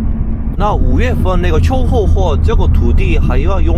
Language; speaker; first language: Chinese; non-native, fluent; Korean